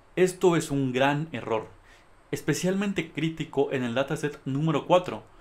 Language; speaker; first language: Spanish; native; Spanish